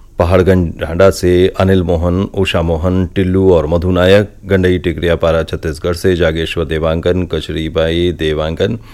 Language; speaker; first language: Hindi; native; Hindi